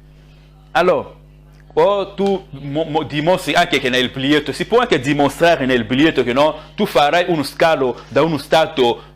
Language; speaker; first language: Italian; non-native, fluent; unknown